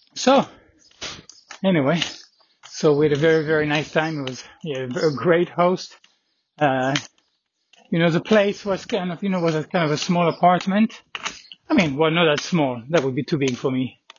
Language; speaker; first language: English; non-native, fluent; French